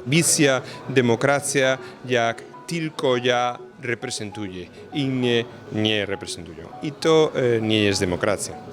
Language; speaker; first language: Polish; non-native, learner; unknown